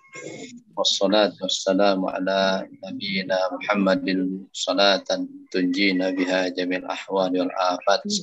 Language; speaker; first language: Arabic; non-native, fluent; Indonesian